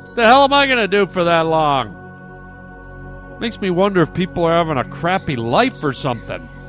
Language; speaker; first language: English; native; English